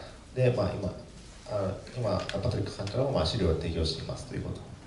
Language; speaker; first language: Japanese; native; Japanese